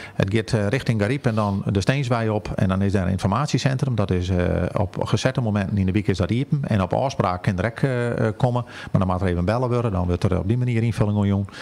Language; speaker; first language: Dutch; non-native, local second language; Western Frisian